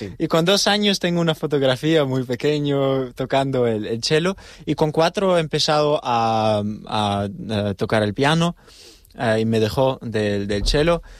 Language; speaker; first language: Spanish; non-native, fluent; German